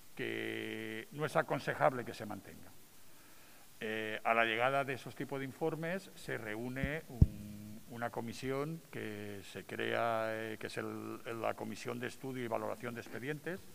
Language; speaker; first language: Spanish; non-native, local second language; Catalan